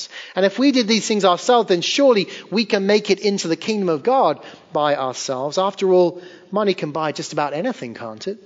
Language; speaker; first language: English; native; English